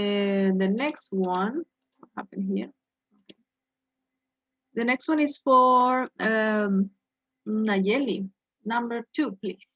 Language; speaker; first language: English; non-native, fluent; Spanish